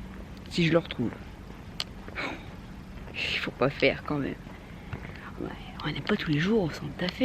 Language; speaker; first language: French; native; French